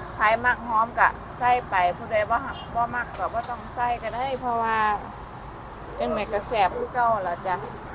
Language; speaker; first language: Thai; native; Thai